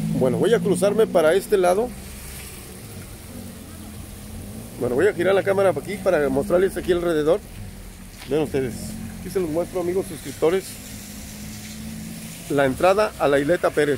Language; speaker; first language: Spanish; native; Spanish